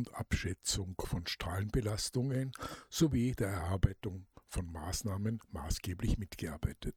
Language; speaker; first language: German; native; German